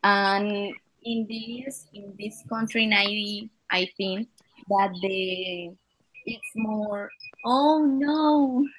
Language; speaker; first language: English; non-native, learner; Spanish